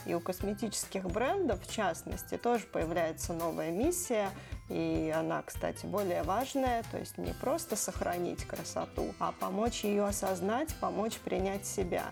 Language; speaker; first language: Russian; native; Russian